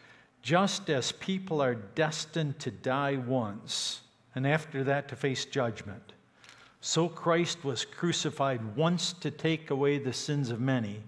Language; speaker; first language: English; native; English